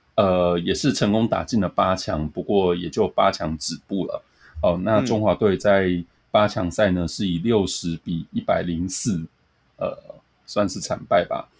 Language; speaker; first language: Chinese; native; Chinese